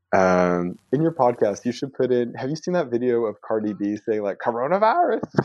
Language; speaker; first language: English; native; English